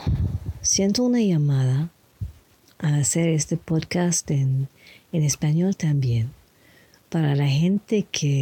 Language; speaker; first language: Spanish; non-native, learner; English